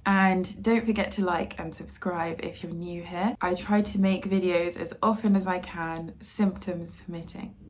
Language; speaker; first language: English; native; English